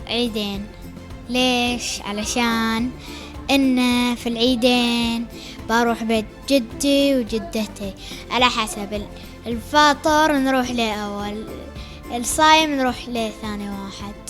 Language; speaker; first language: Arabic; native; Arabic